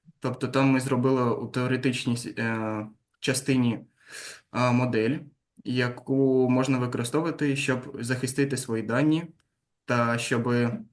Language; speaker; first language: Ukrainian; non-native, local second language; Russian